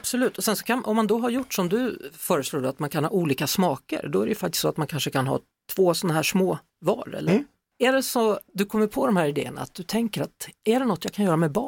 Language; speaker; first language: Swedish; native; Swedish